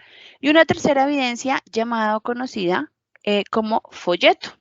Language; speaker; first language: Spanish; native; Spanish